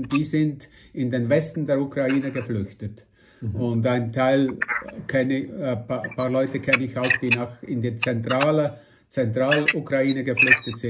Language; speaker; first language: German; non-native, fluent; Russian